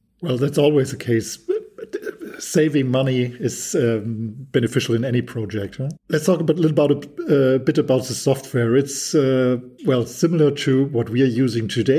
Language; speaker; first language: English; non-native, fluent; German